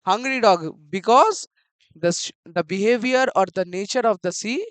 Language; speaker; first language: English; non-native, local second language; Bangla